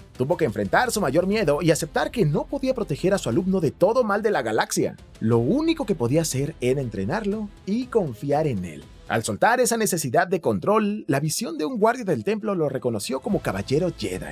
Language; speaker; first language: Spanish; native; Spanish